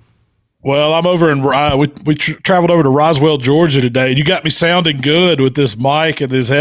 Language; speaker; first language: English; native; English